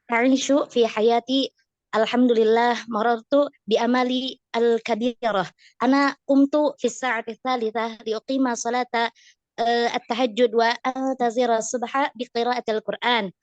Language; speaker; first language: Arabic; non-native, learner; Sundanese